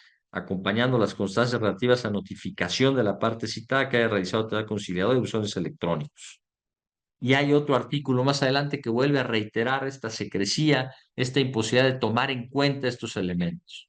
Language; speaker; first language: Spanish; native; Spanish